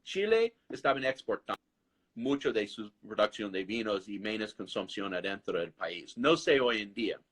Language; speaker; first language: Spanish; non-native, fluent; English